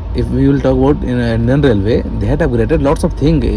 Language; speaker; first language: English; non-native, local second language; Hindi